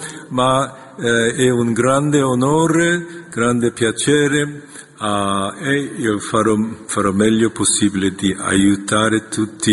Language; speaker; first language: Italian; non-native, fluent; Korean